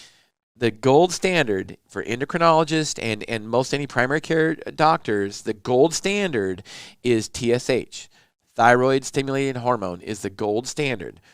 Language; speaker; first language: English; native; English